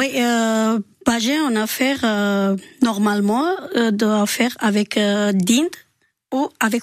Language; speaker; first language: French; non-native, learner; Georgian